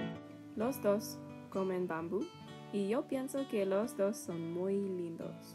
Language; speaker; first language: Spanish; non-native, learner; English